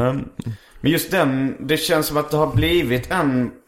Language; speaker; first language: Swedish; native; Swedish